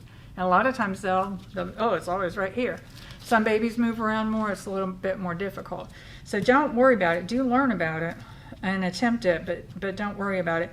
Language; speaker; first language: English; native; English